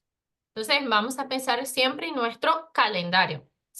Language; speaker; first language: Spanish; non-native, fluent; Portuguese